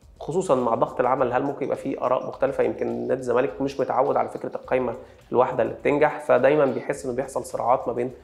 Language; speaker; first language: Arabic; native; Arabic